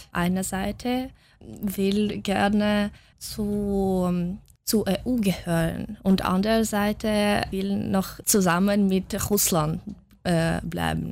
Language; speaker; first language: German; non-native, fluent; Russian